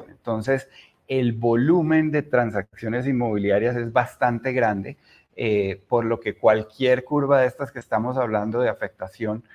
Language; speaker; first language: Spanish; native; Spanish